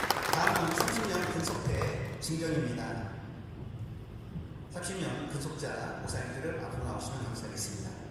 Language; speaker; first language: Korean; native; Korean